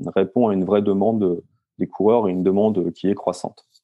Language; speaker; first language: French; native; French